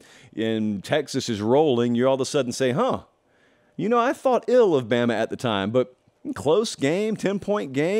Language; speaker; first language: English; native; English